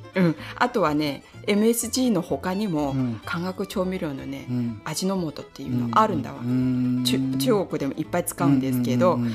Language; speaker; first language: Japanese; non-native, fluent; Korean